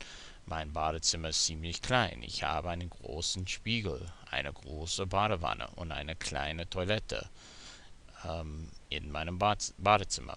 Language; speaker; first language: German; non-native, fluent; English